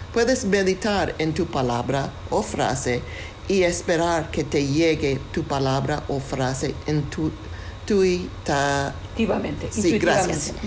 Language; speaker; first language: Spanish; non-native, fluent; English